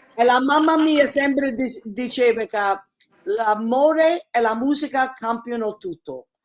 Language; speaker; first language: Italian; early bilingual, other home language; English